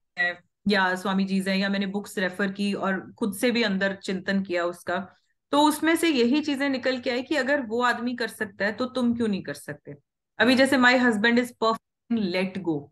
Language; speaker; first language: Hindi; non-native, local second language; Punjabi